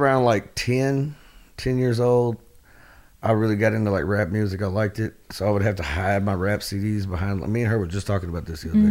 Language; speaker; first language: English; native; English